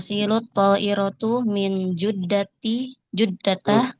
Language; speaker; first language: Indonesian; native; Indonesian